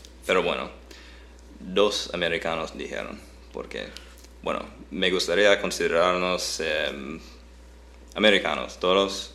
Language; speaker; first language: Spanish; non-native, fluent; English